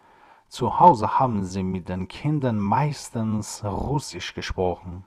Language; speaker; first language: German; non-native, fluent; Persian